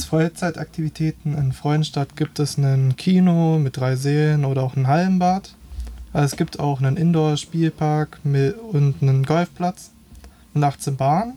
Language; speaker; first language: German; native; German